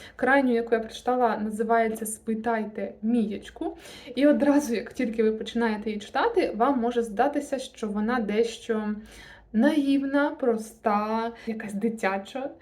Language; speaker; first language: Ukrainian; non-native, local second language; Russian